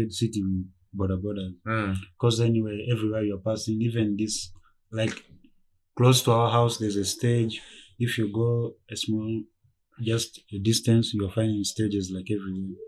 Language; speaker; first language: English; non-native, local second language; Ganda